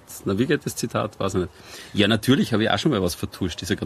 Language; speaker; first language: German; native; German